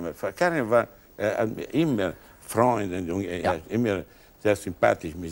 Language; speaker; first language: German; non-native, learner; Italian